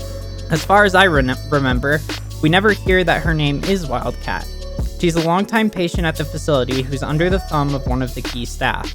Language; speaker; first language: English; native; English